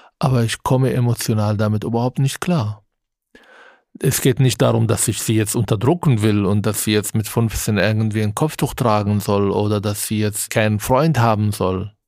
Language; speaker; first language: German; non-native, fluent; Arabic